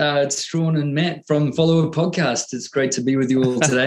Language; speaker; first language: English; native; English